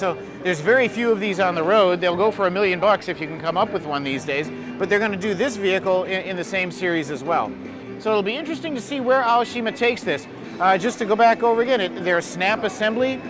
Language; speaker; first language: English; native; English